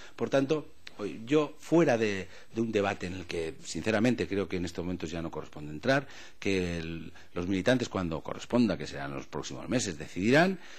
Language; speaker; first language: Spanish; non-native, local second language; Catalan